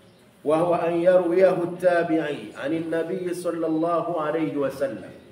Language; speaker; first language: Arabic; non-native, fluent; Swahili